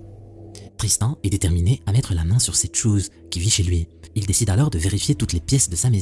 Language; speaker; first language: French; native; French